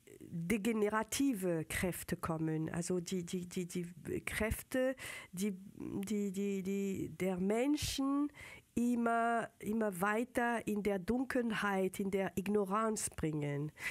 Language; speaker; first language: German; non-native, fluent; French